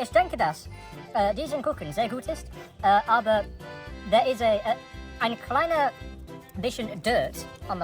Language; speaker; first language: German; non-native, learner; English